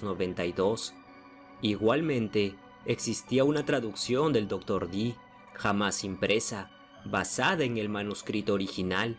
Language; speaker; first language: Spanish; native; Spanish